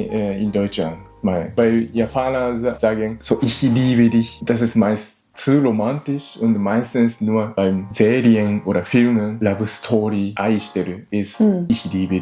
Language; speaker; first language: German; non-native, learner; Japanese